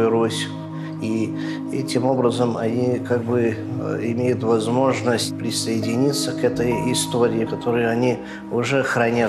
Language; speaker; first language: Russian; early bilingual, heritage; English